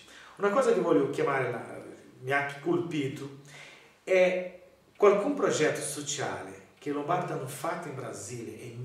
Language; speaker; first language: Italian; non-native, learner; Portuguese